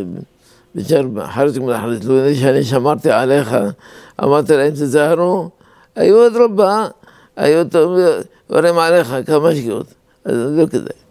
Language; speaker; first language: Hebrew; non-native, fluent; Arabic